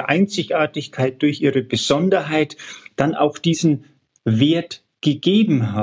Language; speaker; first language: German; native; German